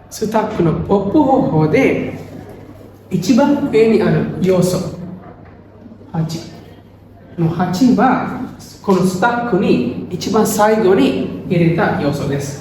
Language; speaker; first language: Japanese; non-native, learner; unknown